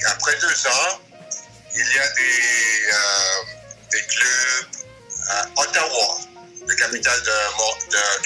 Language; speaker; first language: French; early bilingual, other home language; English